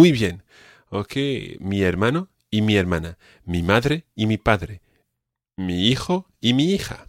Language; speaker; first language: Spanish; non-native, fluent; English